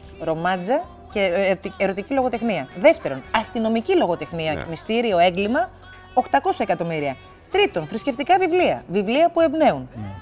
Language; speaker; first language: Greek; native; Greek